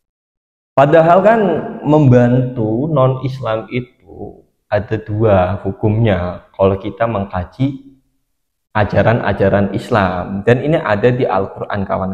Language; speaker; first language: Indonesian; native; Indonesian